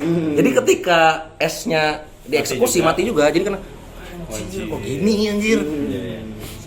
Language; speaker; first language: Indonesian; native; Indonesian